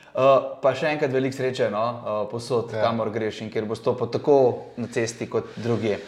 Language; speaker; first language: Slovenian; native; Slovenian